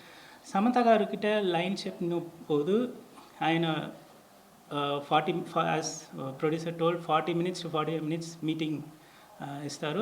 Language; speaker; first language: Telugu; non-native, learner; Tamil